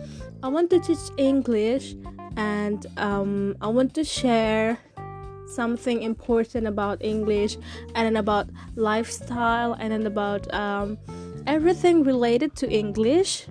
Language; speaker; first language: English; non-native, fluent; Indonesian